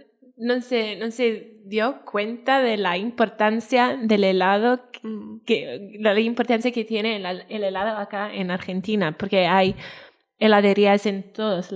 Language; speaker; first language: Spanish; non-native, fluent; Welsh